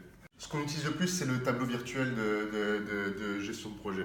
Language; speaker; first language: French; native; French